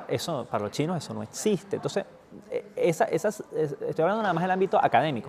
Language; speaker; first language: Spanish; native; Spanish